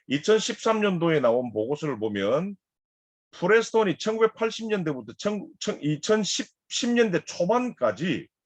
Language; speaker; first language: Korean; native; Korean